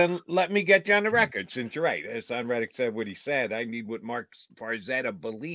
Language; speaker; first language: English; native; English